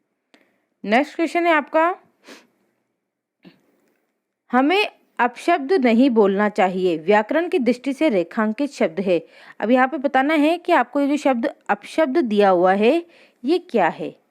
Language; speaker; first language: Hindi; native; Hindi